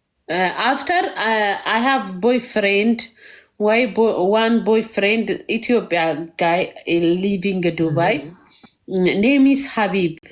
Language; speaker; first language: English; non-native, learner; Amharic